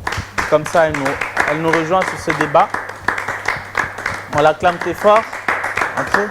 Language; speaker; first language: French; non-native, local second language; Lingala